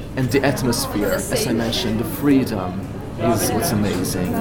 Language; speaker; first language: English; non-native, fluent; Hebrew